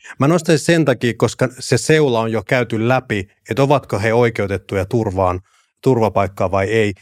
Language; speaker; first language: Finnish; early bilingual, other home language; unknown